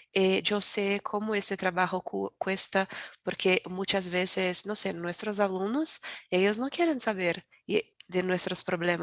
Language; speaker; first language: Spanish; non-native, learner; Portuguese